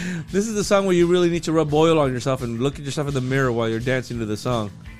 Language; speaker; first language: English; native; English